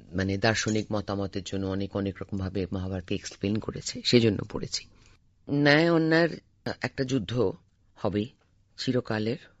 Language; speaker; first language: Bangla; native; Bangla